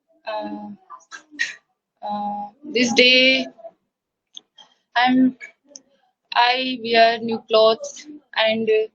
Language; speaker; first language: English; non-native, learner; Hindi